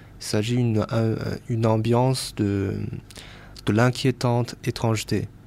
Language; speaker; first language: French; non-native, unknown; Chinese